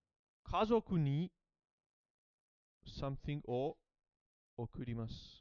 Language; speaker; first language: Japanese; non-native, learner; English